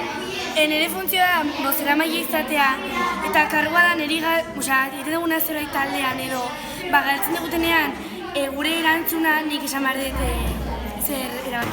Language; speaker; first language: Basque; non-native, local second language; Spanish